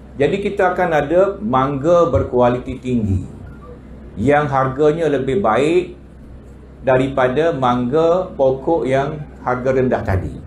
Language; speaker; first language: Malay; native; Malay